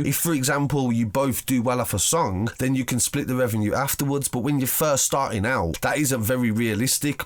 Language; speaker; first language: English; native; English